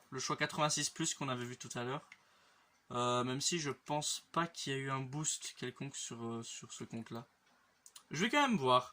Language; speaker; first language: French; native; French